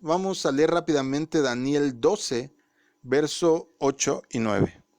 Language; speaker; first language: Spanish; native; Spanish